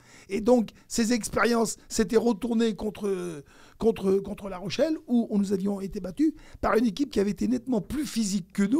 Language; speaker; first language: French; native; French